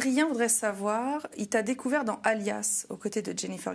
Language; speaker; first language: French; native; French